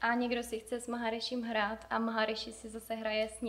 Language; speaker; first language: Czech; native; Czech